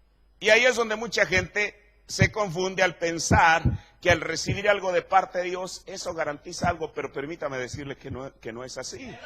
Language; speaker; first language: Spanish; native; Spanish